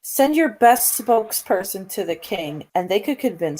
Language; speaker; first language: English; native; English